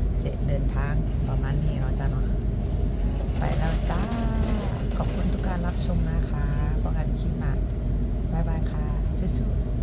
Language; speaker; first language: Thai; non-native, local second language; Northeastern Thai